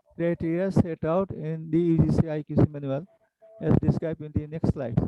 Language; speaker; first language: English; non-native, local second language; Bangla